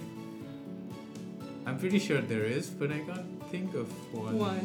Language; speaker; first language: English; non-native, local second language; Nepali